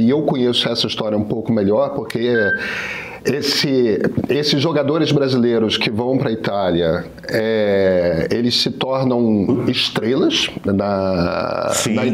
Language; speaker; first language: Portuguese; native; Portuguese